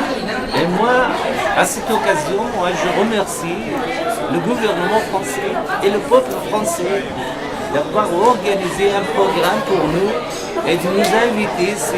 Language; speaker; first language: French; non-native, fluent; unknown